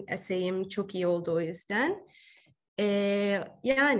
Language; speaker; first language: Turkish; early bilingual, heritage; Turkish